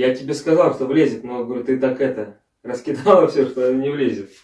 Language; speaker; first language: Russian; native; Russian